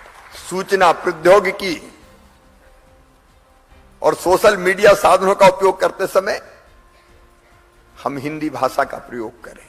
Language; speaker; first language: Hindi; native; Hindi